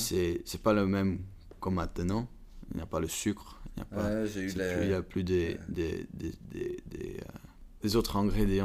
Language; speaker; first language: French; non-native, learner; Dutch